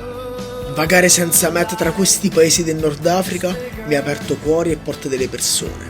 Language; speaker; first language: Italian; native; Italian